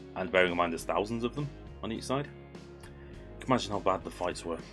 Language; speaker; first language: English; native; English